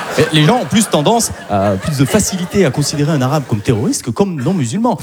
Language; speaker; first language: French; early bilingual, other home language; Arabic